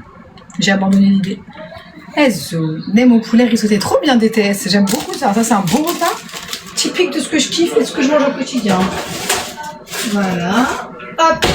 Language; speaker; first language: French; native; French